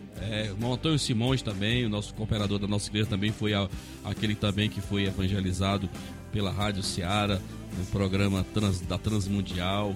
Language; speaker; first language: Portuguese; native; Portuguese